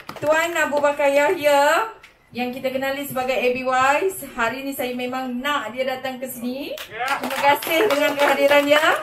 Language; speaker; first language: Malay; native; Malay